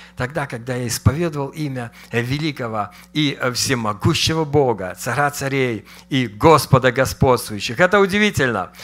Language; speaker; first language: Russian; native; Russian